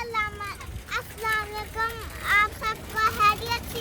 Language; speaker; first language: Hindi; early bilingual, heritage; Urdu